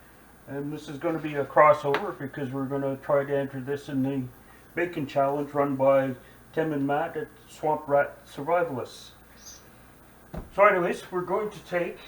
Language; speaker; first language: English; native; English